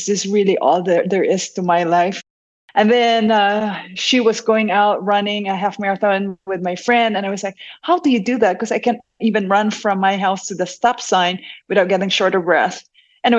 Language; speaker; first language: English; non-native, local second language; Hiligaynon